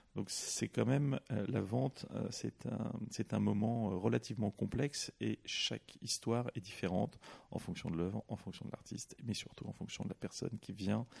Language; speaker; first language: French; native; French